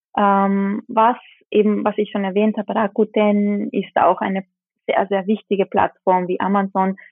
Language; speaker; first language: German; early bilingual, other home language; Japanese